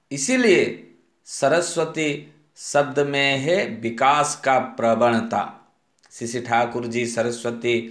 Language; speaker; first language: Hindi; non-native, local second language; Odia